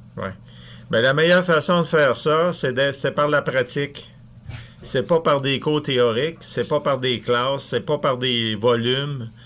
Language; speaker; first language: French; native; French